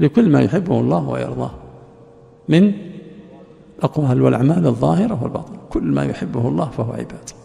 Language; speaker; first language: Arabic; native; Arabic